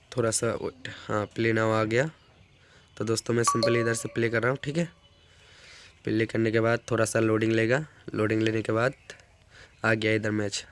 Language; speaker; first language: Hindi; non-native, local second language; Bangla